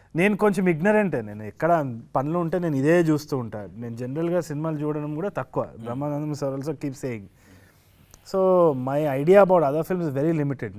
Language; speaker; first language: Telugu; native; Telugu